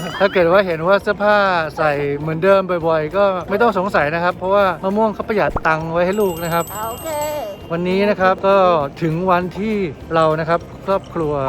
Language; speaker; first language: Thai; native; Thai